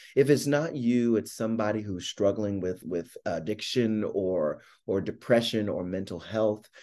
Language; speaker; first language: English; native; English